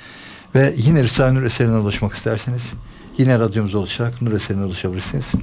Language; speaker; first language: Turkish; native; Turkish